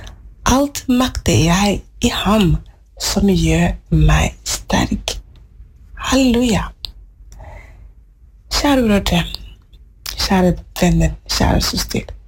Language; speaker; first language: Norwegian; non-native, fluent; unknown